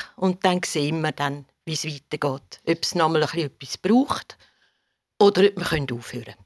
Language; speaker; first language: German; native; German